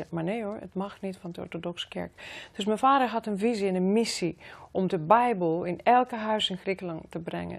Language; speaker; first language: Dutch; non-native, fluent; Greek